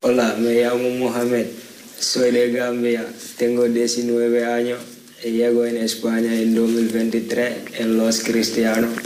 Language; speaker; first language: Spanish; non-native, learner; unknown